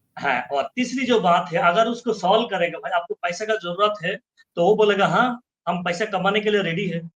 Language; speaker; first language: Hindi; non-native, fluent; Bangla